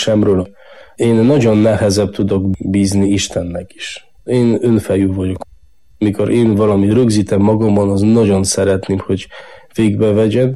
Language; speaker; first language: Hungarian; non-native, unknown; Polish